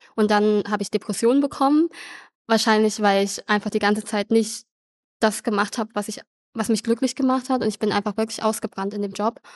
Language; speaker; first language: German; early bilingual, other home language; Vietnamese